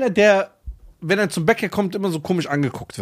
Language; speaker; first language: German; early bilingual, other home language; Persian